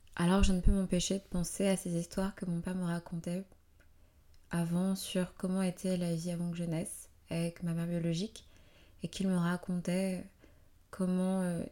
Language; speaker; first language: French; native; French